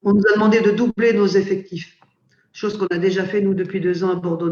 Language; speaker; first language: French; native; French